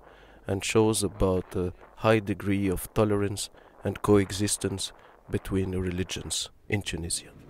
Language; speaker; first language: English; non-native, fluent; Arabic